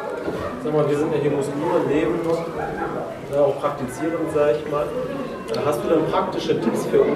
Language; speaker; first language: German; native; German